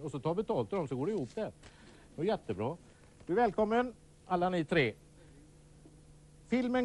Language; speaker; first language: Swedish; native; Swedish